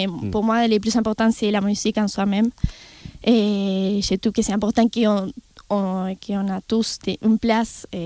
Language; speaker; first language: French; non-native, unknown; Spanish